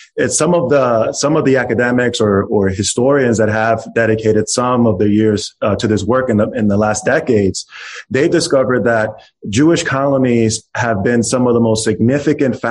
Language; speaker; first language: English; native; English